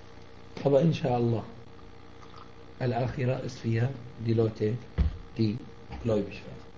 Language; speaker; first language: German; non-native, fluent; Arabic